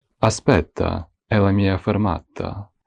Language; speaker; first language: Italian; non-native, fluent; Ukrainian